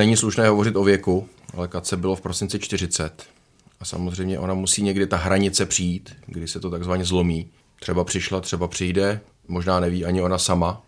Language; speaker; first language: Czech; native; Czech